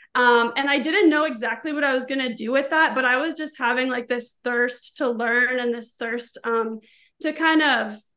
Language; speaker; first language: English; native; English